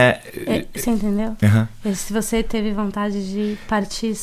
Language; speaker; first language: French; non-native, learner; Portuguese